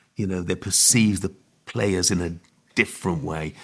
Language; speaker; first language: English; native; English